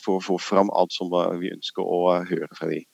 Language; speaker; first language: Norwegian; non-native, fluent; Dutch